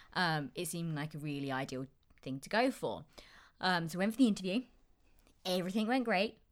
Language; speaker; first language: English; native; English